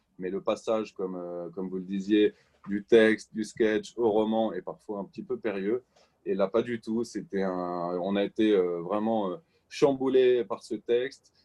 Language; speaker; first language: French; native; French